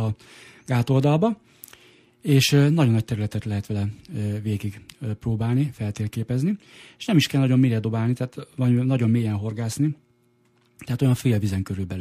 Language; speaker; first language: Hungarian; native; Hungarian